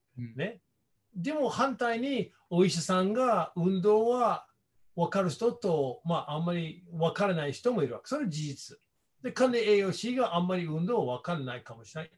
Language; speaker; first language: Japanese; non-native, fluent; English